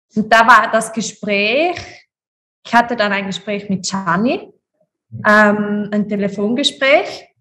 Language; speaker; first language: German; native; German